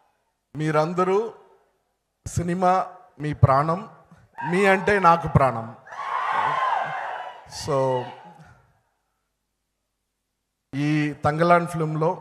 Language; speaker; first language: Telugu; non-native, learner; Tamil